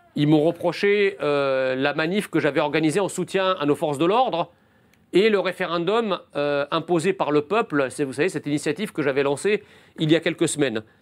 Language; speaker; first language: French; early bilingual, other home language; Arabic